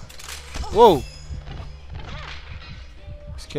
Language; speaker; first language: English; non-native, local second language; Malay